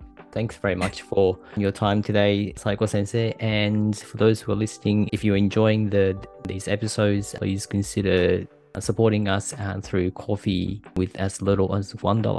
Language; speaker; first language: English; non-native, fluent; Japanese